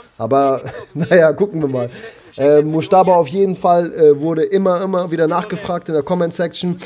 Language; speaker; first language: German; early bilingual, other home language; Armenian